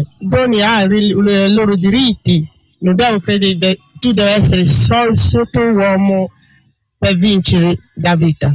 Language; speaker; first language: Italian; non-native, learner; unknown